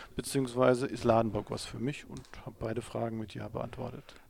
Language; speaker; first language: German; native; German